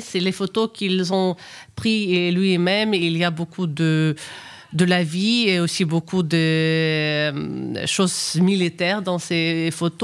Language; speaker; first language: French; non-native, fluent; Ukrainian